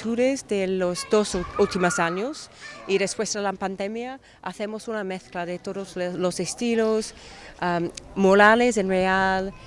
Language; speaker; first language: Spanish; non-native, fluent; English